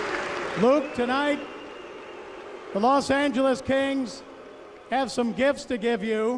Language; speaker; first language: English; native; English